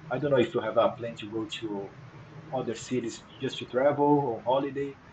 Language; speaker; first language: English; non-native, fluent; Portuguese